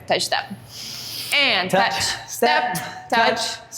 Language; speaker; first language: English; native; English